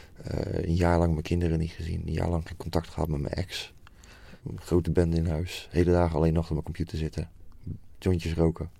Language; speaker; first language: Dutch; native; Dutch